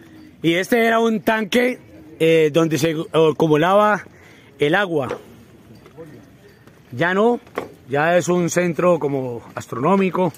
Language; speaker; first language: Spanish; native; Spanish